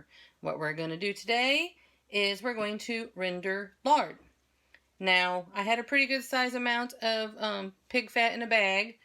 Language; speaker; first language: English; native; English